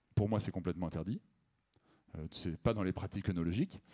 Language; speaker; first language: French; native; French